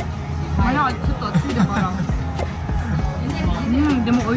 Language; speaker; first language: Japanese; non-native, learner; German